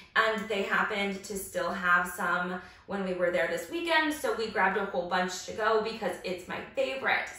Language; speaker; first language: English; native; English